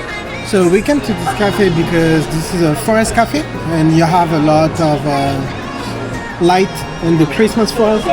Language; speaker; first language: English; non-native, fluent; French